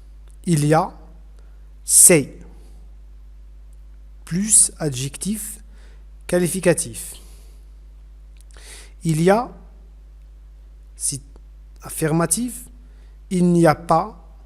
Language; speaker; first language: French; non-native, fluent; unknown